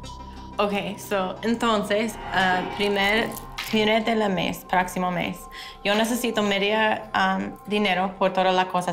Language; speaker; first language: Spanish; non-native, learner; English